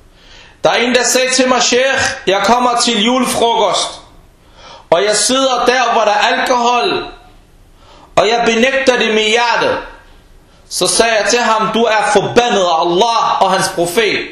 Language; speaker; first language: Danish; early bilingual, other home language; Arabic